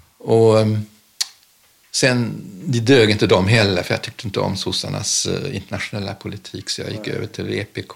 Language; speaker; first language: Swedish; early bilingual, other home language; German